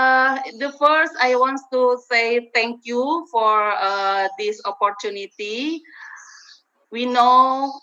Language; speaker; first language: English; non-native, learner; Indonesian